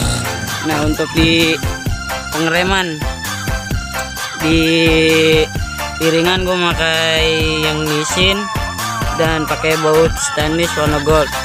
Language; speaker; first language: Indonesian; native; Indonesian